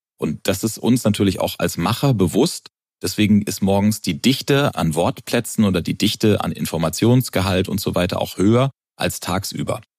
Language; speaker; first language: German; native; German